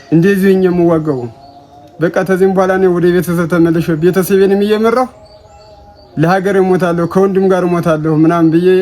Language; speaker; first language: Amharic; native; Amharic